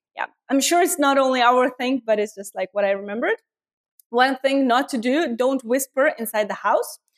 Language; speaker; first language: English; non-native, fluent; Lithuanian